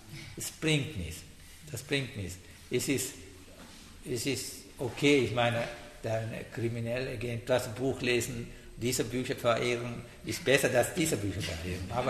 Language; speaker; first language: German; non-native, learner; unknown